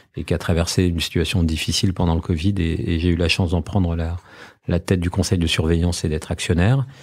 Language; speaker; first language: French; native; French